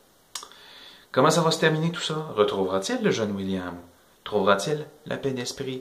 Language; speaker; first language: French; native; French